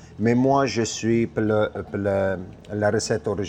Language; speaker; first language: French; non-native, fluent; Italian